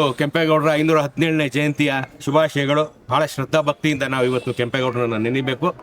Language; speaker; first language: Kannada; native; Kannada